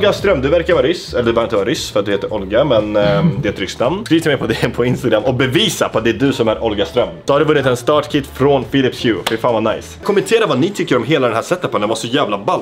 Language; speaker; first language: Swedish; native; Swedish